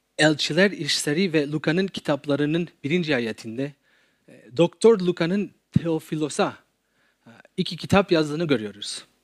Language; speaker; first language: Turkish; non-native, fluent; English